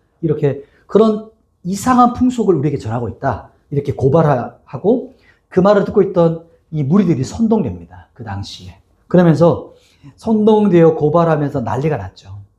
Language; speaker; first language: Korean; native; Korean